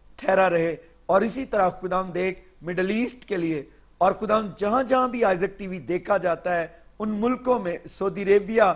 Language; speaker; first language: Urdu; non-native, local second language; Punjabi